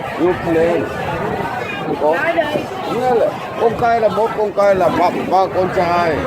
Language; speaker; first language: Vietnamese; non-native, learner; Korean